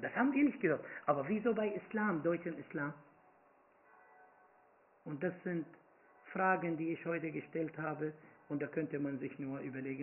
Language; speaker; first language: German; non-native, fluent; Arabic